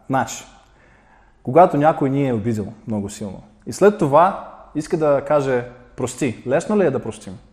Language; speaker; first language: Bulgarian; non-native, fluent; Russian